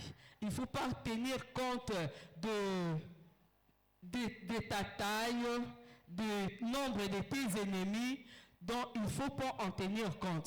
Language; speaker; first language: French; non-native, local second language; Lingala